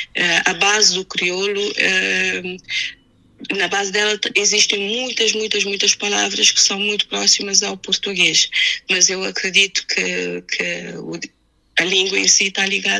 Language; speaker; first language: Portuguese; non-native, local second language; Kabuverdianu